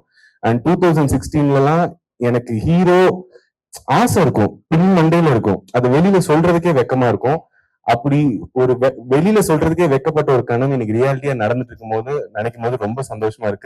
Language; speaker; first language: Tamil; native; Tamil